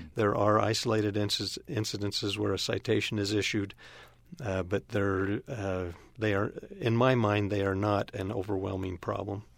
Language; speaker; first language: English; native; English